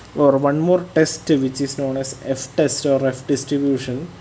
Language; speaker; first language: English; non-native, local second language; Malayalam